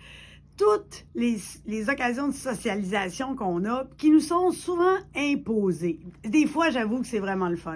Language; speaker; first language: French; native; French